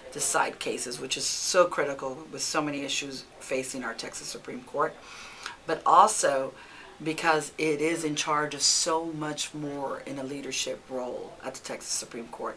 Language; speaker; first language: English; early bilingual, other home language; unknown